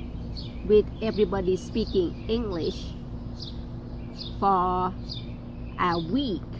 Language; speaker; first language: English; non-native, learner; Thai